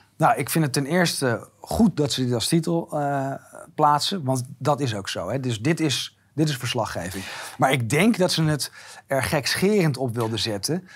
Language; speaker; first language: Dutch; native; Dutch